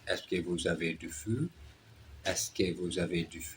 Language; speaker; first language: French; non-native, learner; Portuguese